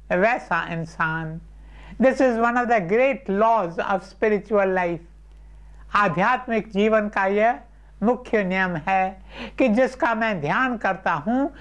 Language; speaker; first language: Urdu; non-native, local second language; Sindhi